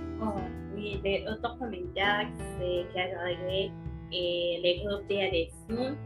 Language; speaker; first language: French; non-native, learner; Spanish